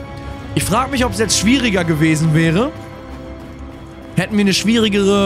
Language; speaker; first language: German; native; German